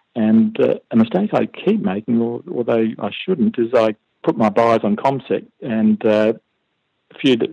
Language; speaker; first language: English; native; English